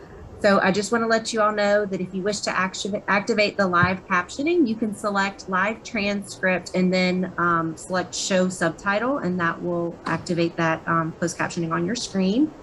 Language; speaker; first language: English; native; English